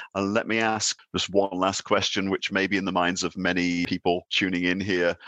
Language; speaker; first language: English; native; English